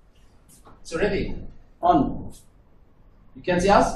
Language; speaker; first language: English; non-native, learner; Arabic